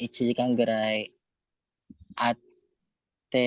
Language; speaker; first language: Japanese; non-native, learner; Filipino